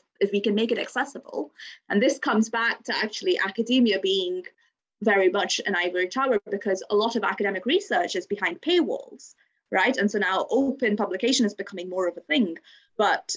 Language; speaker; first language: English; non-native, local second language; Bangla